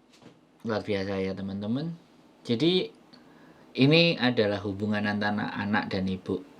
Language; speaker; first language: Indonesian; non-native, local second language; Javanese